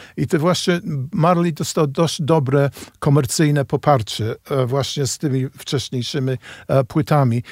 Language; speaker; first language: Polish; non-native, fluent; English